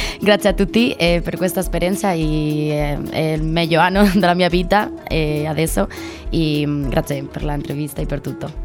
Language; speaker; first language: Italian; non-native, learner; Spanish